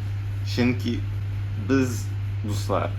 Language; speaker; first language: Turkish; non-native, learner; Tatar